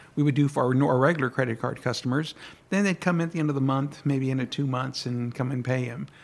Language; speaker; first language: English; early bilingual, other home language; Spanish